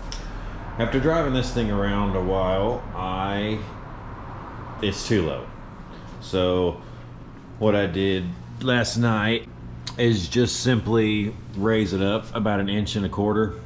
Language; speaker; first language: English; native; English